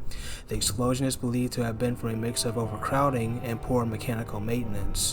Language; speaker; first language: English; native; English